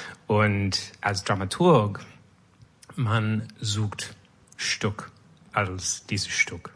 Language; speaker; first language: German; non-native, learner; French